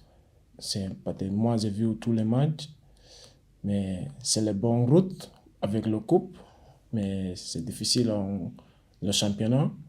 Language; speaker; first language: French; non-native, learner; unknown